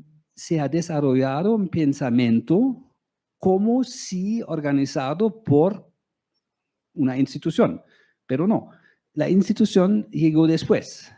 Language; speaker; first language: Spanish; non-native, fluent; German